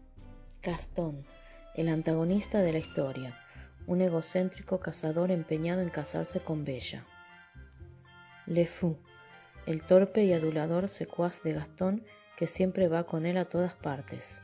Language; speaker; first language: Spanish; native; Spanish